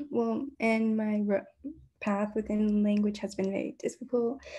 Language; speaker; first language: English; native; English